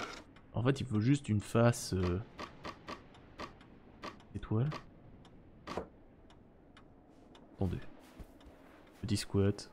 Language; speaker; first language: French; native; French